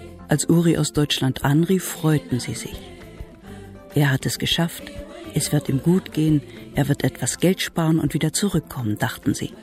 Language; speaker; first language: German; native; German